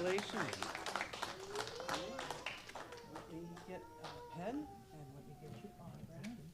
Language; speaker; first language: English; native; English